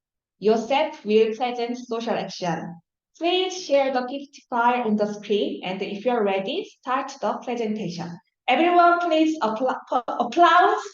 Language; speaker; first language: English; non-native, learner; Korean